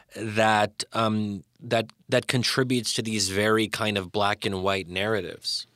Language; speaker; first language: English; native; English